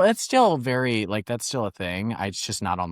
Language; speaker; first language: English; native; English